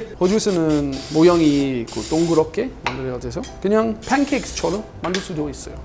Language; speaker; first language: Korean; non-native, learner; English